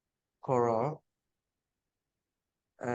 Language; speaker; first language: English; non-native, learner; Vietnamese